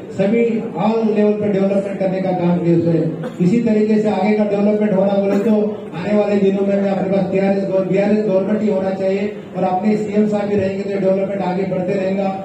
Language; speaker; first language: Hindi; non-native, local second language; Telugu